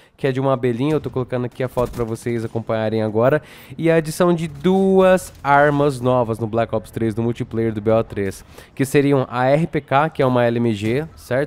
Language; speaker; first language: Portuguese; native; Portuguese